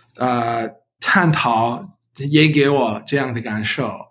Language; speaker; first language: Chinese; non-native, learner; English